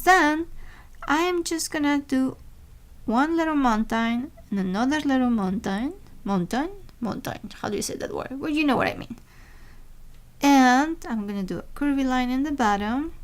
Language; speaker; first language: English; non-native, fluent; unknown